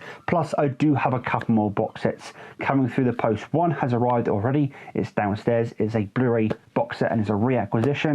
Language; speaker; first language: English; native; English